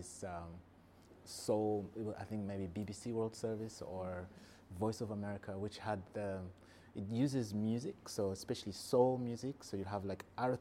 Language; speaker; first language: English; non-native, local second language; Kinyarwanda